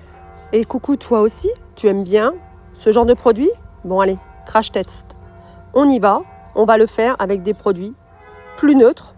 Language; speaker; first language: French; native; French